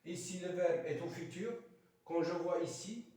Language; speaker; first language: French; non-native, local second language; Arabic